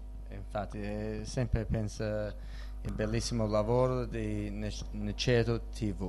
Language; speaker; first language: Italian; early bilingual, heritage; Italian